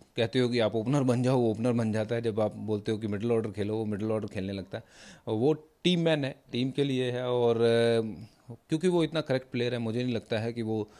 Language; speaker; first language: Hindi; non-native, local second language; Punjabi